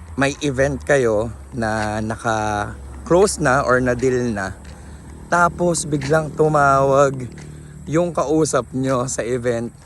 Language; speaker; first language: Filipino; native; Filipino